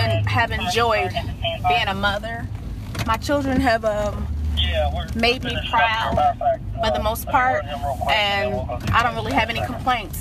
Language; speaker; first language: English; native; English